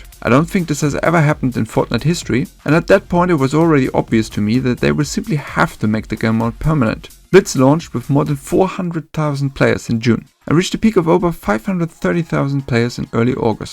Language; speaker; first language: English; non-native, fluent; German